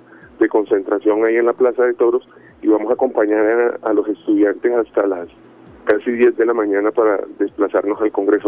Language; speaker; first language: Spanish; native; Spanish